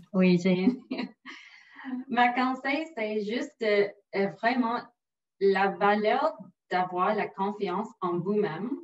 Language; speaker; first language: French; non-native, local second language; English